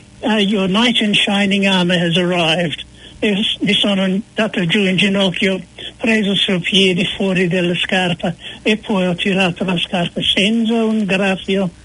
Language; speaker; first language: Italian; non-native, fluent; English